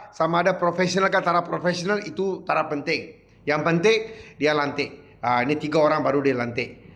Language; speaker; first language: Malay; non-native, local second language; Punjabi